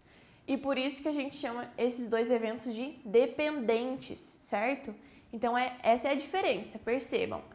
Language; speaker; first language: Portuguese; native; Portuguese